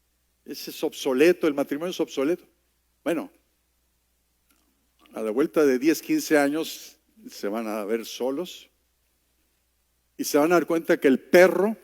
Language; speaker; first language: Spanish; native; Spanish